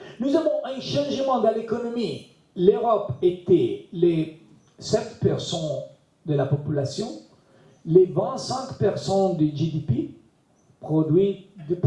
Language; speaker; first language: French; non-native, learner; Italian